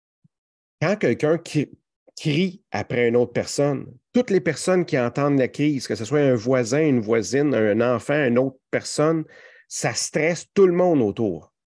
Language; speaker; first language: French; native; French